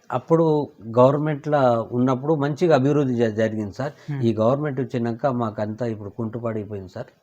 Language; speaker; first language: Telugu; non-native, local second language; Lambadi